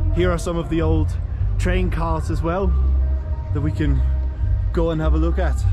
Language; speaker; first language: English; non-native, fluent; Danish